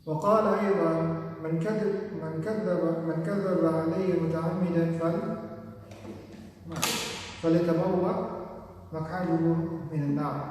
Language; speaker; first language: Arabic; non-native, fluent; Indonesian